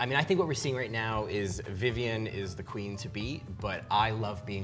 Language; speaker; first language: English; native; English